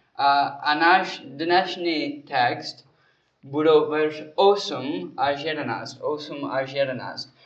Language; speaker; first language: Czech; non-native, learner; English